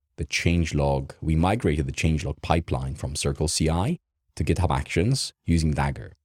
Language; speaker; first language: English; non-native, fluent; Romanian